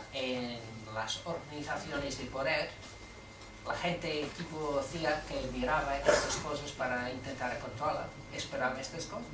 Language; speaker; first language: Spanish; non-native, fluent; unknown